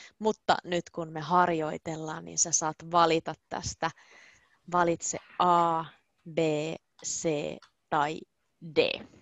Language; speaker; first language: Finnish; native; Finnish